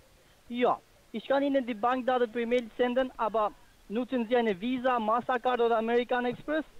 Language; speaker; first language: German; non-native, learner; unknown